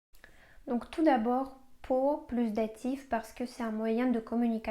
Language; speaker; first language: French; non-native, fluent; Russian